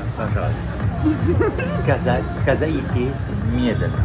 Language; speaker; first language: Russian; non-native, learner; French